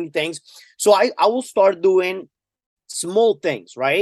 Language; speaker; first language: English; non-native, fluent; Spanish